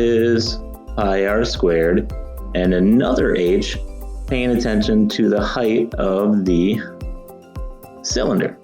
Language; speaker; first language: English; native; English